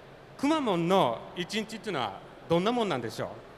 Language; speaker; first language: Japanese; non-native, fluent; French